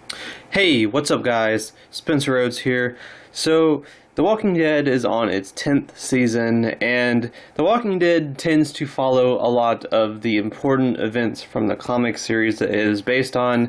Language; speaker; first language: English; native; English